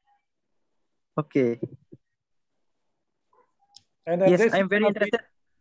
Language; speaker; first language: English; non-native, learner; Indonesian